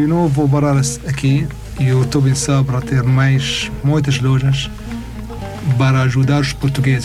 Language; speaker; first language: Portuguese; non-native, learner; Arabic